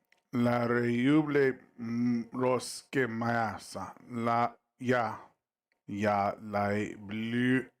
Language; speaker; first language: Russian; non-native, learner; English